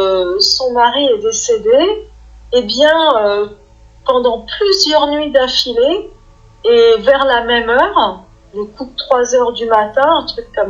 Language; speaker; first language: French; native; French